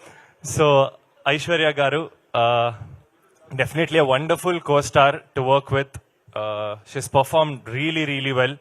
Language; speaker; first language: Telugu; non-native, learner; Kannada